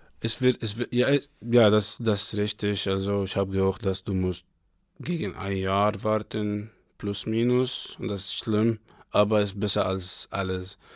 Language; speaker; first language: German; non-native, learner; Arabic